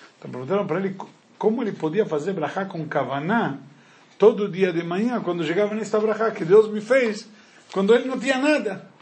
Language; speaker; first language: Portuguese; non-native, fluent; Spanish